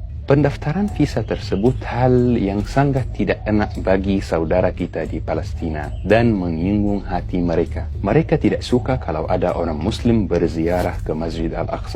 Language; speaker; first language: Indonesian; non-native, fluent; Arabic